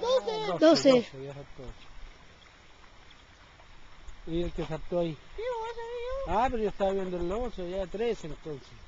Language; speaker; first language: Spanish; native; Spanish